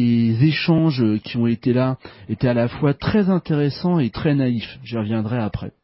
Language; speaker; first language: French; native; French